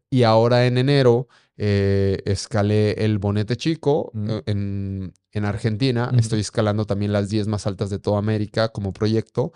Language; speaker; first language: Spanish; native; Spanish